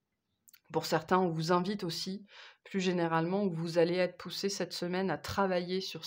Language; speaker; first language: French; native; French